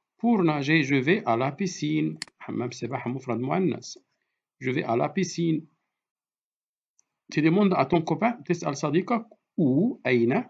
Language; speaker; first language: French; non-native, fluent; Arabic